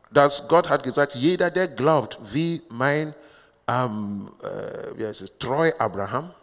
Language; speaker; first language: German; non-native, learner; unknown